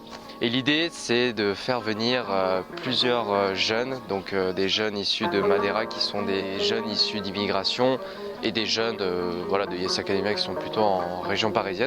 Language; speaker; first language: French; native; French